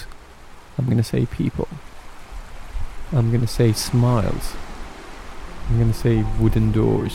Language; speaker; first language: English; non-native, fluent; Persian